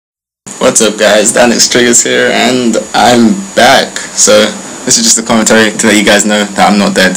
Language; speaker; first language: English; native; English